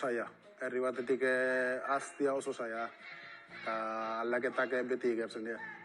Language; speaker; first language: Basque; native; Basque